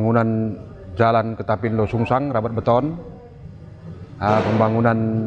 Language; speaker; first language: Indonesian; non-native, local second language; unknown